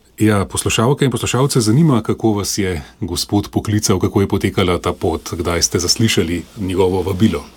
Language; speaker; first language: Slovenian; native; Slovenian